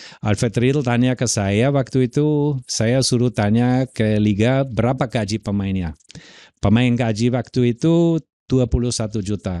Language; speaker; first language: Indonesian; non-native, fluent; German